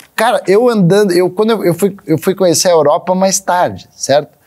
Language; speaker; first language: Portuguese; native; Portuguese